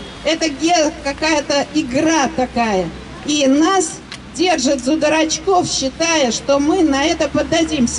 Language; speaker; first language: Russian; native; Russian